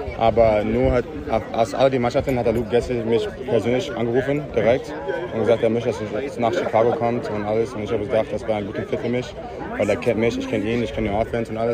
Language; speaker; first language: German; early bilingual, heritage; English